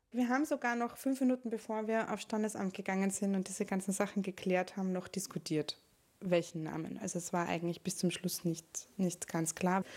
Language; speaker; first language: German; native; German